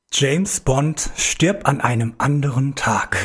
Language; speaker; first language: German; native; German